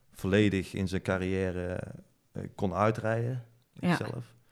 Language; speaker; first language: Dutch; native; Dutch